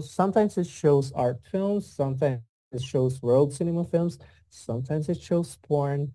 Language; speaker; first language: English; non-native, local second language; Filipino